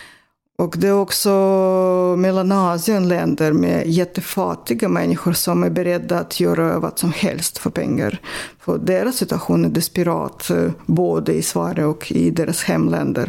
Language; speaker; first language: Swedish; non-native, fluent; Russian